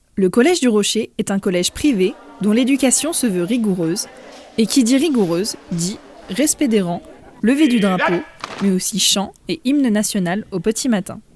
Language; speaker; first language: French; native; French